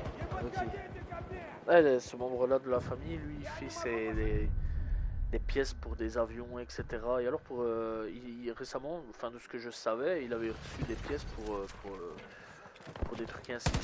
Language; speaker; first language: French; native; French